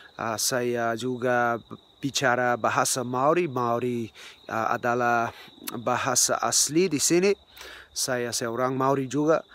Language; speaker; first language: Indonesian; non-native, learner; English